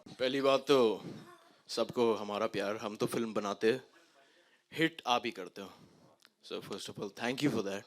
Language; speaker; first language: Hindi; native; Hindi